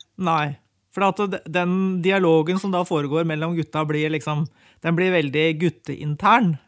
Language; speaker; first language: Norwegian; native; Norwegian